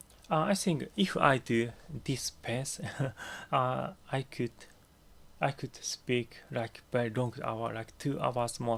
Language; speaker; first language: English; non-native, learner; Japanese